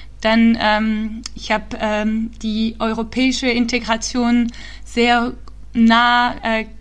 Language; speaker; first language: German; early bilingual, heritage; German